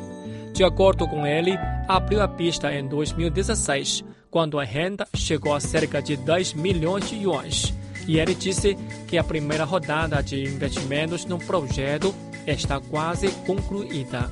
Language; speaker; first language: Portuguese; non-native, fluent; Chinese